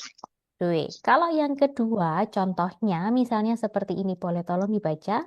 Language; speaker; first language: Indonesian; native; Indonesian